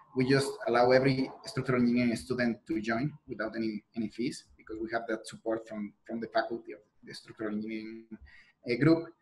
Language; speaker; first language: English; non-native, fluent; Spanish